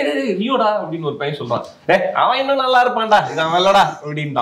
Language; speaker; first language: Tamil; native; Tamil